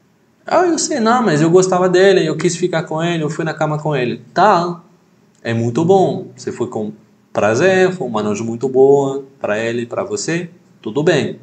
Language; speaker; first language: Portuguese; non-native, fluent; French